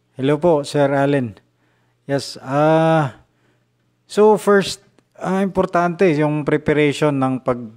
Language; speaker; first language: Filipino; non-native, local second language; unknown